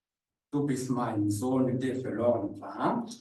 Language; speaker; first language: German; non-native, fluent; Rundi